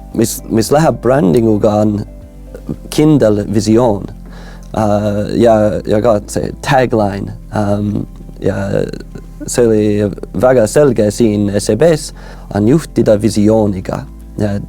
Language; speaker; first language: Estonian; non-native, fluent; English